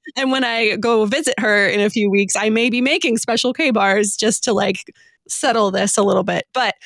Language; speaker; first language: English; native; English